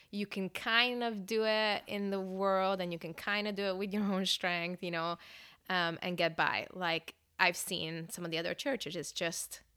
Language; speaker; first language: English; early bilingual, other home language; Hungarian